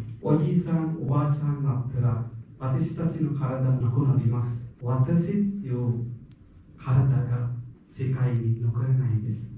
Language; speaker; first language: Japanese; non-native, learner; Sinhala